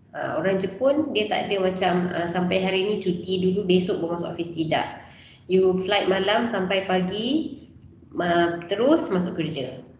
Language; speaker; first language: Malay; native; Malay